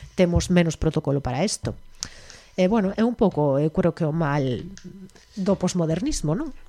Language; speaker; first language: Galician; native; Galician